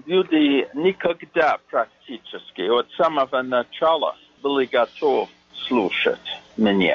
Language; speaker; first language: Russian; non-native, fluent; English